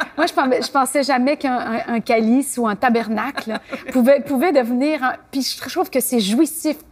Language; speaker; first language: French; native; French